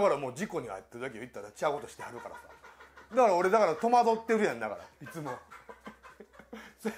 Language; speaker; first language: Japanese; native; Japanese